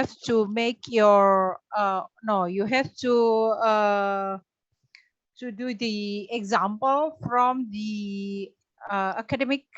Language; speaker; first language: English; non-native, fluent; Indonesian